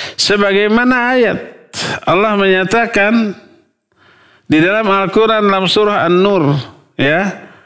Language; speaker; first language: Indonesian; non-native, local second language; Sundanese